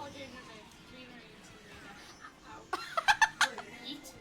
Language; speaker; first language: Welsh; non-native, local second language; English